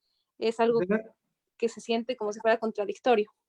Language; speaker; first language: Spanish; native; Spanish